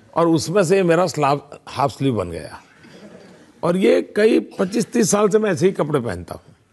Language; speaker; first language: Hindi; non-native, local second language; Gujarati